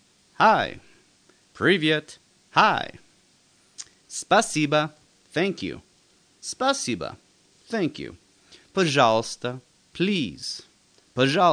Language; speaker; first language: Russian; non-native, fluent; English